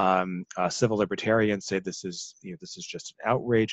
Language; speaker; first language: English; native; English